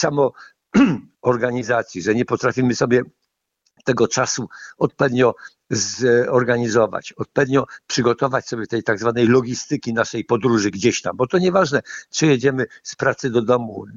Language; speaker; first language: Polish; native; Polish